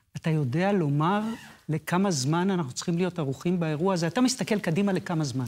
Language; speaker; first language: Hebrew; native; Hebrew